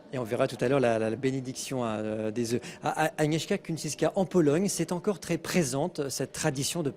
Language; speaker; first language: French; native; French